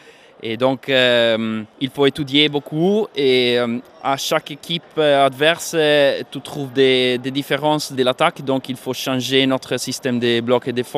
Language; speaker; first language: French; non-native, fluent; Italian